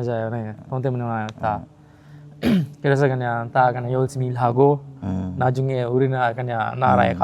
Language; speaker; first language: Korean; non-native, fluent; Sinhala